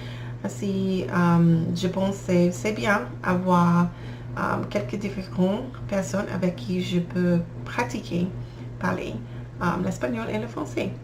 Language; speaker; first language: French; non-native, learner; English